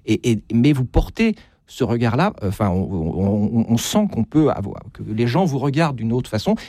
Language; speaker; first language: French; native; French